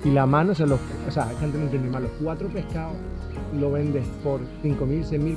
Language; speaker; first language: Spanish; native; Spanish